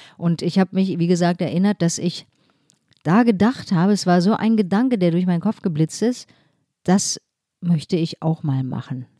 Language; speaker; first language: German; early bilingual, other home language; Turkish